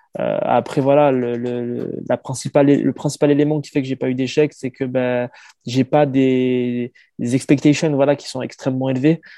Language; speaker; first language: French; native; French